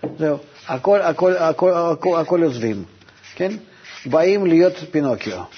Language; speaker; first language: Hebrew; non-native, fluent; Russian